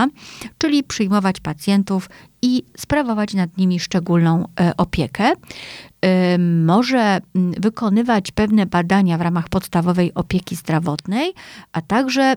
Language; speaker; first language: Polish; native; Polish